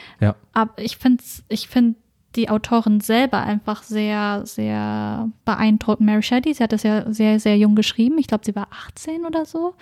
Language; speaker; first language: German; early bilingual, other home language; Vietnamese